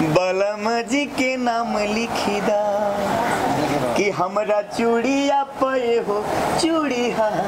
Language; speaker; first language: Hindi; native; Hindi